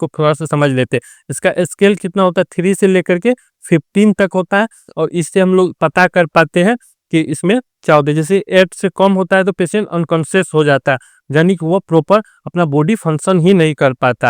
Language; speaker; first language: Hindi; native; Hindi